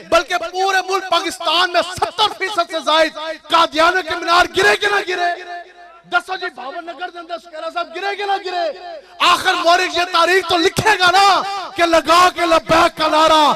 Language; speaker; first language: Urdu; non-native, local second language; Punjabi